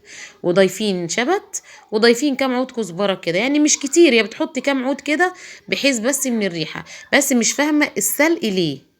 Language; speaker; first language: Arabic; native; Arabic